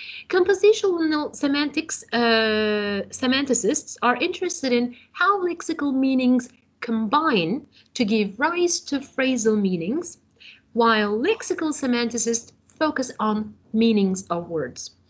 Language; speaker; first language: English; non-native, fluent; Turkish